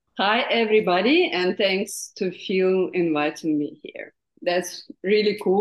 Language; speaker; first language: English; non-native, fluent; Russian